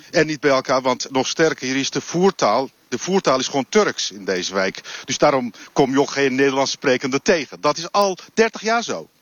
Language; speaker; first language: Dutch; non-native, fluent; Turkish